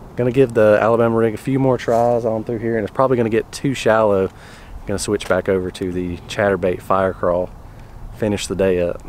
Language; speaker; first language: English; native; English